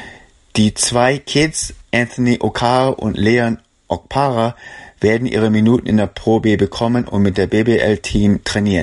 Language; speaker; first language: German; native; German